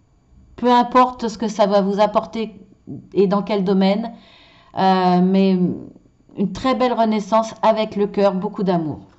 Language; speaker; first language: French; native; French